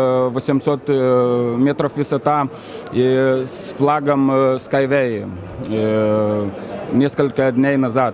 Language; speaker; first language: Russian; non-native, fluent; Lithuanian